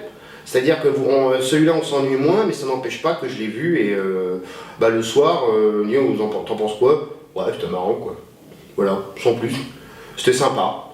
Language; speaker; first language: French; native; French